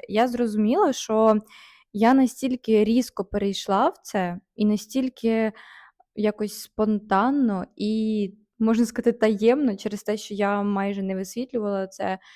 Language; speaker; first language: Ukrainian; native; Ukrainian